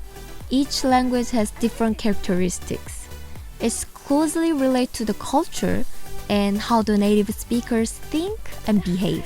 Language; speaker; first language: English; non-native, fluent; Korean